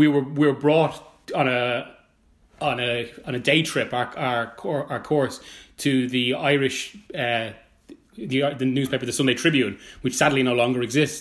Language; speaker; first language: English; native; English